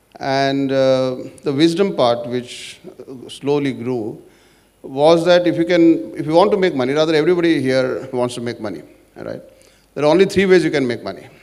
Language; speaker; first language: English; non-native, local second language; Marathi